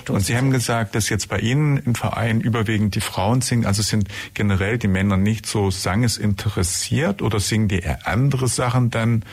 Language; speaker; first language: German; native; German